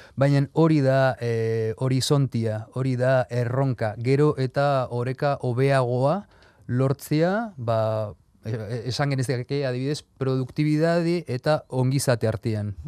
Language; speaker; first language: Basque; non-native, local second language; Spanish